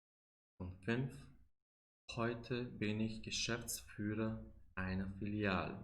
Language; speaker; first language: German; non-native, fluent; Macedonian